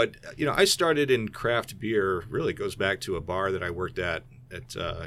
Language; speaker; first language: English; native; English